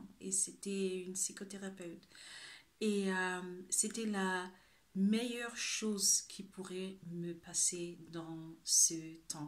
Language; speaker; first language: French; non-native, fluent; Spanish